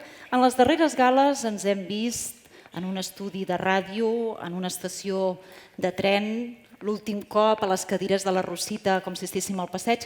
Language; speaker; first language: Catalan; native; Catalan